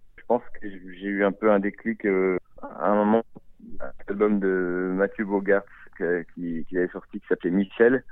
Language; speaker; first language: French; native; French